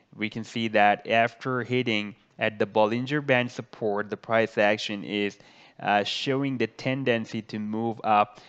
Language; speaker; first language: English; non-native, local second language; Urdu